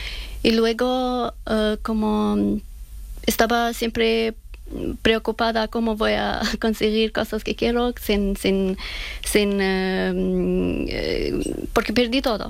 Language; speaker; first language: Spanish; non-native, fluent; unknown